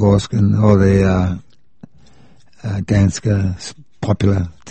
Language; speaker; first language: Danish; non-native, fluent; English